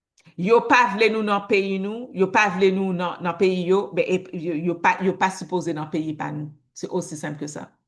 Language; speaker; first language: French; native; French